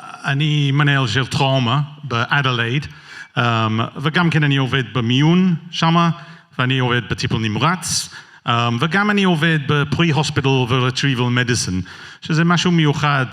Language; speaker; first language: Hebrew; non-native, learner; English